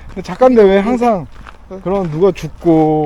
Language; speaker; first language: Korean; native; Korean